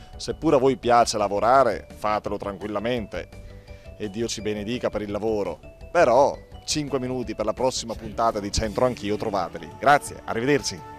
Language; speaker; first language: Italian; native; Italian